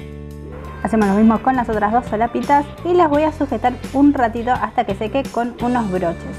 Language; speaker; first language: Spanish; native; Spanish